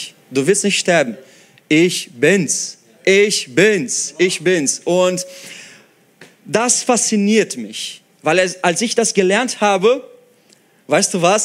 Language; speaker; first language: German; non-native, fluent; Portuguese